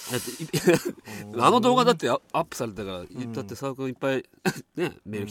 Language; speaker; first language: Japanese; native; Japanese